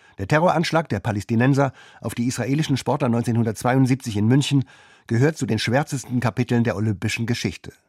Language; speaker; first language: German; native; German